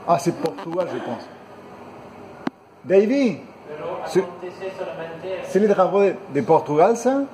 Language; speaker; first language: French; non-native, fluent; Spanish